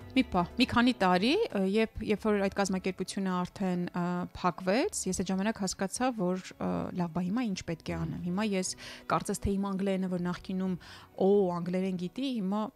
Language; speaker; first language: Armenian; native; Armenian